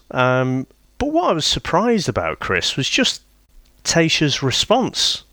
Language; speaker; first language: English; native; English